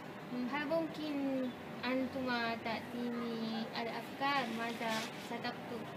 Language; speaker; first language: Arabic; non-native, learner; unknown